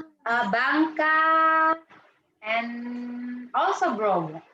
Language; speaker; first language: English; non-native, learner; Indonesian